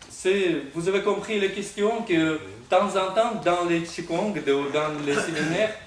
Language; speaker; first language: French; non-native, fluent; Russian